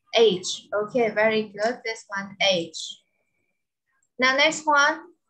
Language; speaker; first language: English; non-native, fluent; Vietnamese